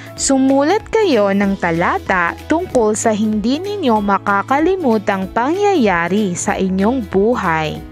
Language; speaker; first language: Filipino; non-native, local second language; Maranao